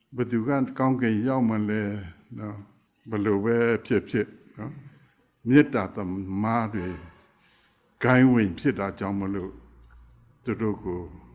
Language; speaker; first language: Burmese; non-native, local second language; Pa'o Karen